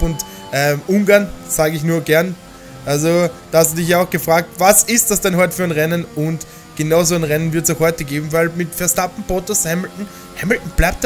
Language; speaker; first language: German; native; German